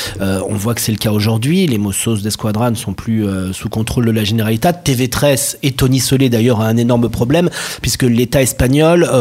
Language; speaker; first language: French; native; French